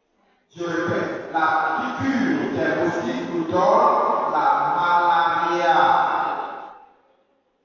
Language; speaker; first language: French; non-native, fluent; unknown